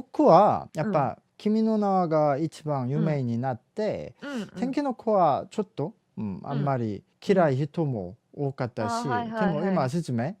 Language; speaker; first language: Japanese; non-native, fluent; Korean